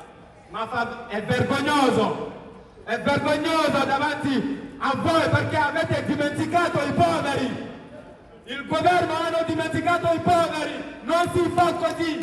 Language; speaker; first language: Italian; non-native, learner; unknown